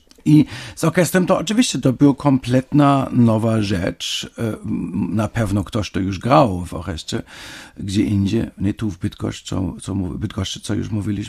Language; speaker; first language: Polish; non-native, fluent; German